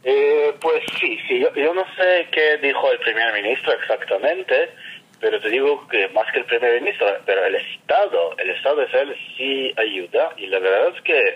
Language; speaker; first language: Spanish; non-native, fluent; Hebrew